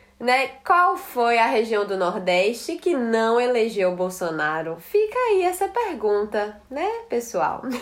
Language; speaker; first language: Portuguese; native; Portuguese